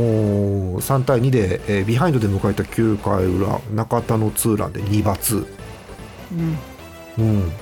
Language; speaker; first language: Japanese; native; Japanese